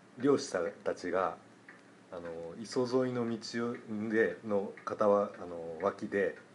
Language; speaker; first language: Japanese; native; Japanese